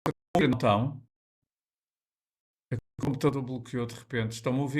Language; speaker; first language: Portuguese; native; Portuguese